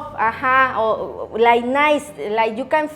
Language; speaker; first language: English; non-native, learner; Spanish